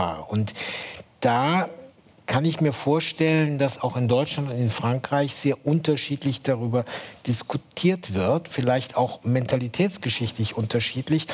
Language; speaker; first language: German; native; German